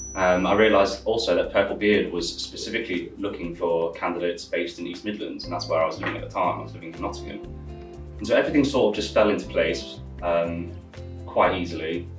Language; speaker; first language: English; native; English